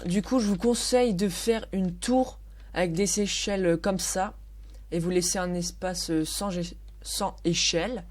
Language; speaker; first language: French; native; French